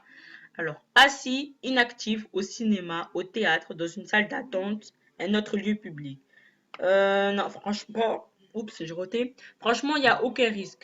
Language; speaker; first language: French; native; French